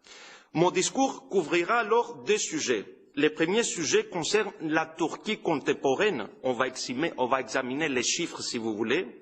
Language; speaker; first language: French; non-native, fluent; Greek